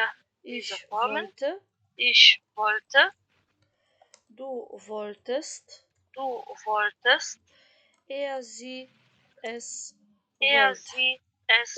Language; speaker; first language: German; non-native, fluent; Macedonian